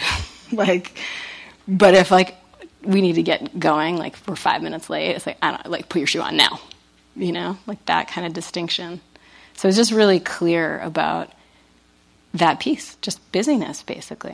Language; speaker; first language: English; native; English